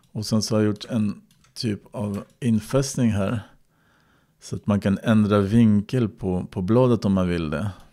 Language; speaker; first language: Swedish; native; Swedish